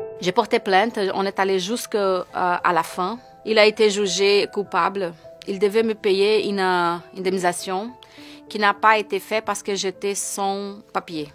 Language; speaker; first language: French; non-native, fluent; Portuguese